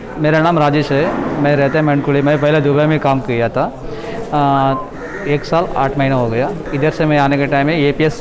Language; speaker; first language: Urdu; non-native, local second language; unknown